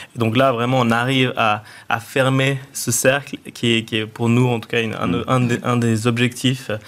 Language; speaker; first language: French; native; French